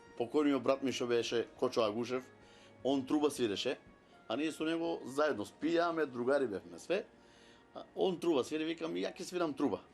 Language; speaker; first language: Macedonian; non-native, local second language; Romany